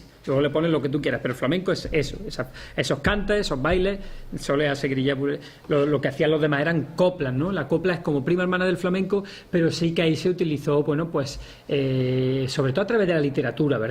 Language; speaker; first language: Spanish; native; Spanish